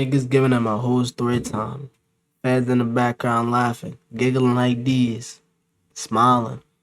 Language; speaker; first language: English; native; English